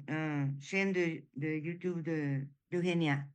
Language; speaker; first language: French; non-native, learner; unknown